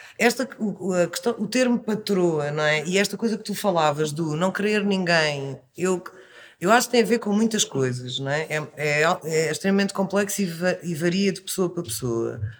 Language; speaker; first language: Portuguese; native; Portuguese